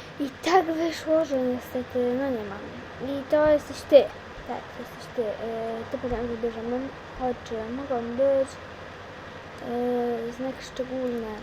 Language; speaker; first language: Polish; native; Polish